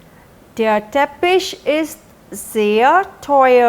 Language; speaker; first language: German; non-native, fluent; Hindi